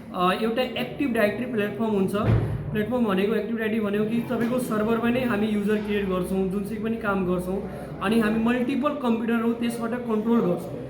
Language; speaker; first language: Nepali; non-native, local second language; Bhojpuri